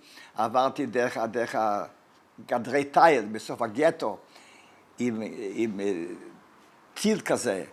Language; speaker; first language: Hebrew; non-native, fluent; Polish